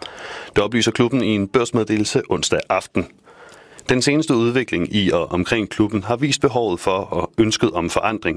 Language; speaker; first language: Danish; native; Danish